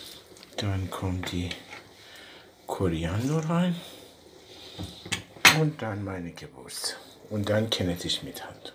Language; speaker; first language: German; non-native, fluent; Persian